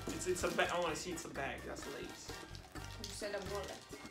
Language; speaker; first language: English; non-native, fluent; Italian